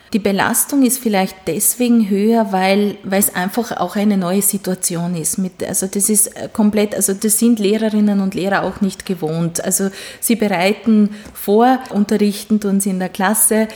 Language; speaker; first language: German; non-native, fluent; Hungarian